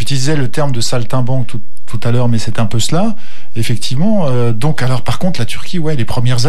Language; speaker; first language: French; native; French